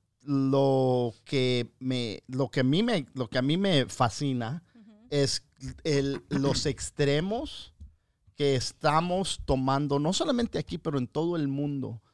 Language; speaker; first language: Spanish; early bilingual, other home language; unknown